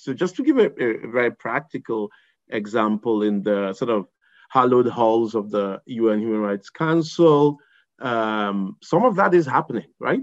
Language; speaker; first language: English; non-native, local second language; Igbo